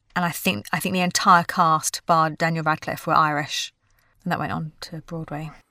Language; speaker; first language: English; native; English